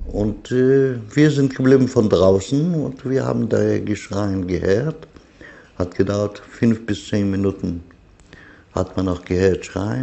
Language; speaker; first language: German; non-native, fluent; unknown